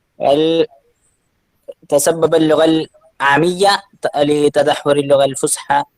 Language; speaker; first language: Arabic; non-native, fluent; Malayalam